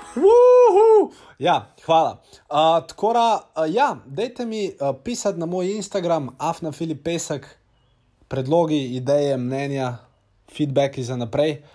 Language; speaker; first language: Slovenian; native; Slovenian